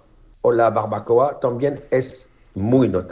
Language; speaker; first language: Spanish; non-native, fluent; French